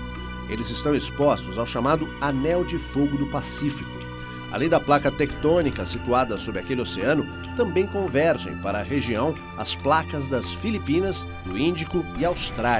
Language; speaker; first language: Portuguese; native; Portuguese